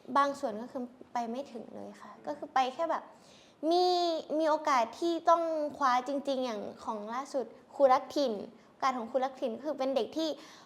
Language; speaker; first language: Thai; native; Thai